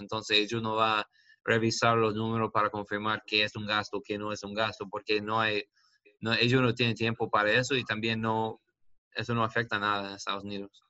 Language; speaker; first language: Spanish; non-native, learner; English